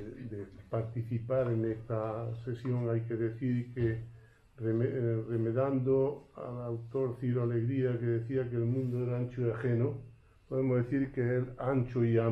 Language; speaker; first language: Spanish; native; Spanish